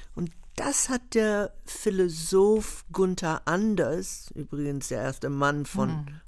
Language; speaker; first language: German; non-native, fluent; English